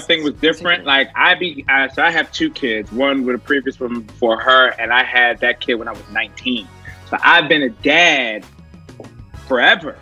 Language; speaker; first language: English; native; English